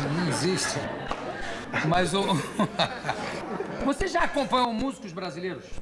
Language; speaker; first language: Portuguese; native; Portuguese